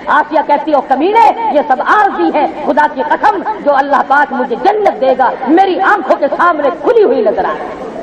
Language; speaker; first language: Urdu; non-native, local second language; Saraiki